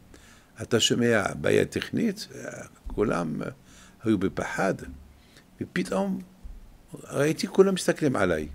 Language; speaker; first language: Hebrew; non-native, fluent; French